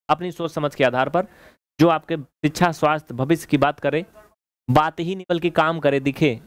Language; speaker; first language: Hindi; native; Hindi